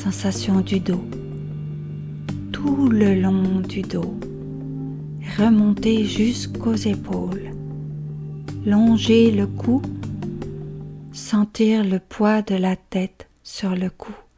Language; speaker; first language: French; native; French